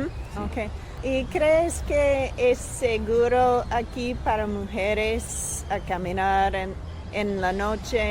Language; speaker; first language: Spanish; non-native, learner; English